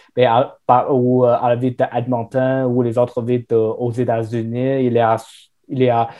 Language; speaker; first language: French; non-native, fluent; Chinese